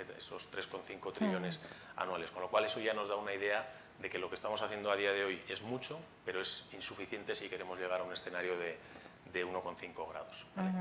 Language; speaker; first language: Spanish; native; Spanish